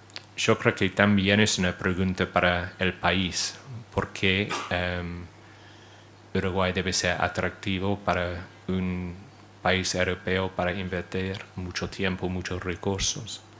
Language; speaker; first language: Spanish; non-native, fluent; English